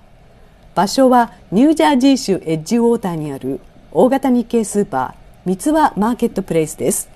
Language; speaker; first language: Japanese; native; Japanese